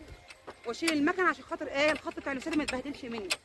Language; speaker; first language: Arabic; native; Arabic